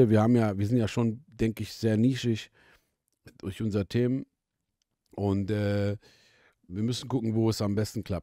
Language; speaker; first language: German; native; German